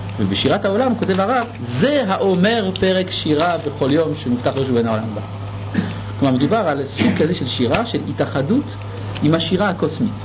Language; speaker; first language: Hebrew; non-native, fluent; French